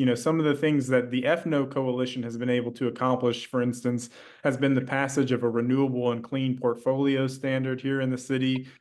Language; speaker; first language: English; native; English